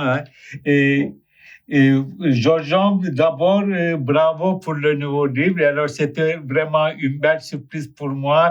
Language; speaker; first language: French; non-native, fluent; Turkish